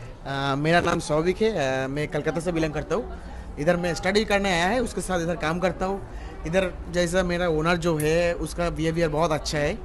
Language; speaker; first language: Hindi; non-native, local second language; Bangla